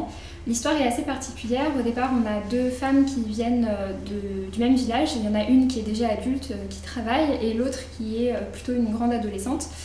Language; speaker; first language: French; native; French